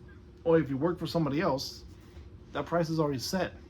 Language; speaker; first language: English; native; English